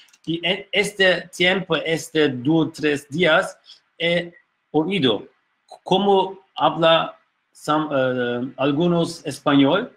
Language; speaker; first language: Spanish; non-native, learner; Turkish